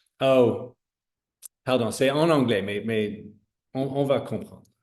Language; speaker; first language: French; non-native, fluent; English